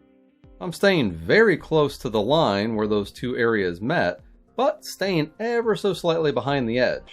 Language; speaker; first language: English; native; English